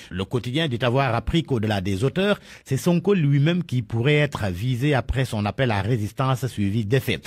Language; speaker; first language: French; non-native, local second language; Wolof